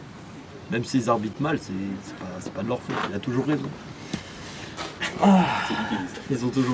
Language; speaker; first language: French; native; French